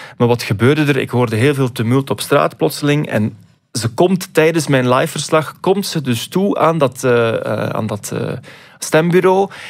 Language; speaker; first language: Dutch; native; Dutch